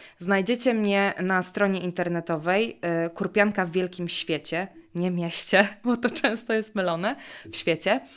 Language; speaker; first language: Polish; native; Polish